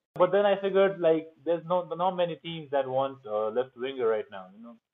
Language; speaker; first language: English; non-native, local second language; Nepali